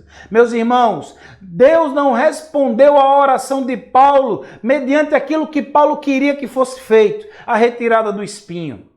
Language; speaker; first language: Portuguese; native; Portuguese